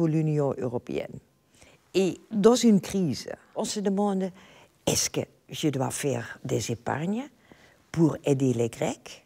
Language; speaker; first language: French; non-native, fluent; Dutch